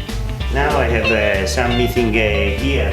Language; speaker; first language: English; non-native, fluent; Italian